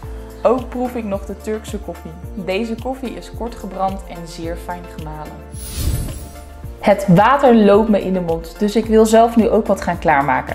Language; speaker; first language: Dutch; native; Dutch